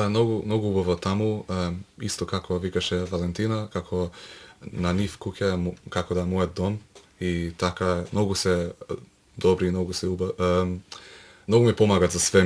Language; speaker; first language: Macedonian; early bilingual, heritage; Macedonian